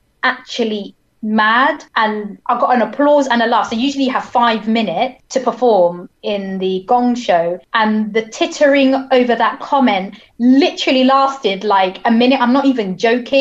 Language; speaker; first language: English; native; English